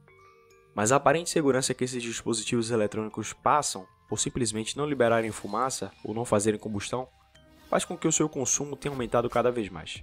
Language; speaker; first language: Portuguese; native; Portuguese